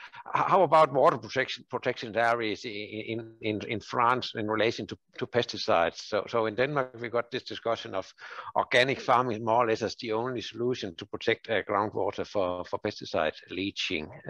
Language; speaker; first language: English; non-native, fluent; Danish